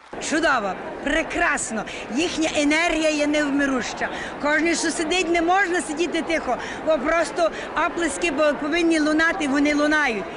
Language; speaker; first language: Ukrainian; early bilingual, heritage; Ukrainian